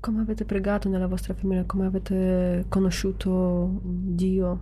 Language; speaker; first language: Italian; non-native, learner; Ukrainian